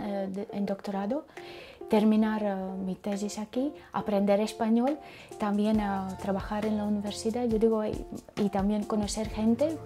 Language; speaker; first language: Spanish; non-native, fluent; Latvian